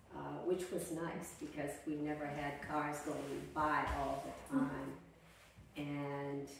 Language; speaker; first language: English; native; English